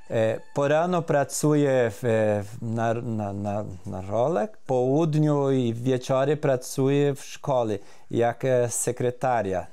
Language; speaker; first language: Polish; early bilingual, heritage; Polish